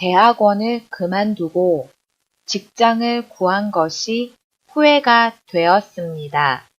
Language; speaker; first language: Korean; non-native, fluent; Chinese